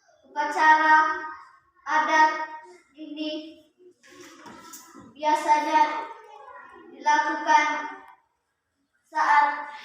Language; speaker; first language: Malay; non-native, local second language; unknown